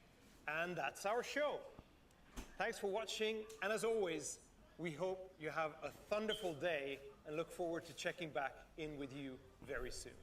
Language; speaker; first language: English; non-native, fluent; Swedish